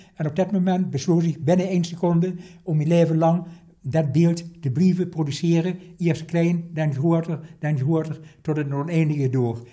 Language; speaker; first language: Dutch; native; Dutch